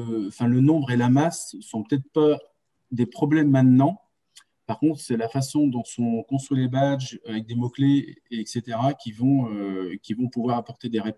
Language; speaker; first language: French; native; French